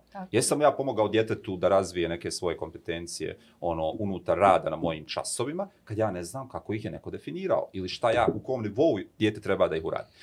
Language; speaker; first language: Bosnian; native; Bosnian